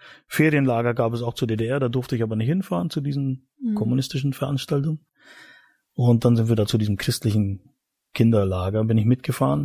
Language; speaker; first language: German; native; German